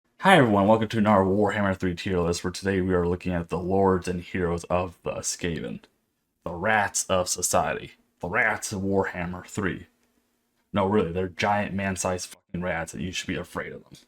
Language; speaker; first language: English; native; English